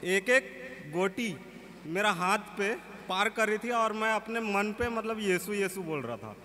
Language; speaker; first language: Hindi; native; Hindi